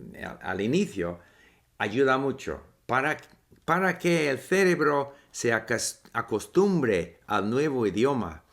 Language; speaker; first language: Spanish; non-native, fluent; English